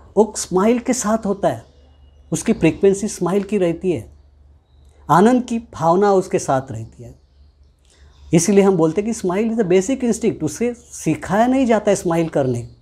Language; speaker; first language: Hindi; non-native, local second language; Marathi